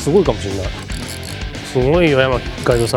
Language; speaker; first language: Japanese; native; Japanese